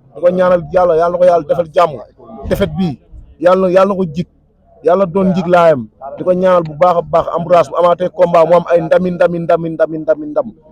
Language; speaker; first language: Wolof; non-native, local second language; Fula